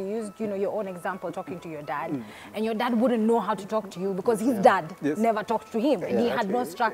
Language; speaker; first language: English; non-native, local second language; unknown